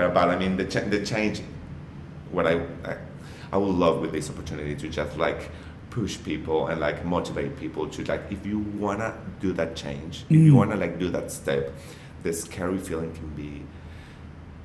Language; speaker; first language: English; non-native, learner; Spanish